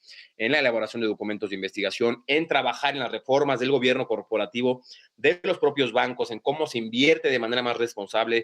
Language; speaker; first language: Spanish; native; Spanish